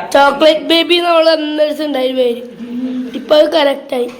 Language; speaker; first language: Malayalam; non-native, fluent; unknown